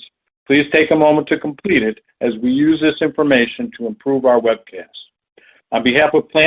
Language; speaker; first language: English; native; English